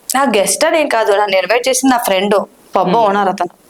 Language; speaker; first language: Telugu; native; Telugu